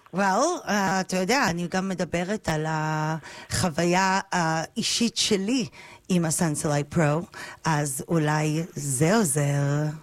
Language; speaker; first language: Hebrew; non-native, fluent; English